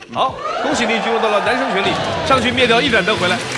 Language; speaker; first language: Chinese; native; Chinese